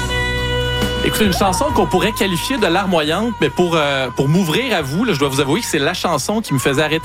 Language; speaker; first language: French; native; French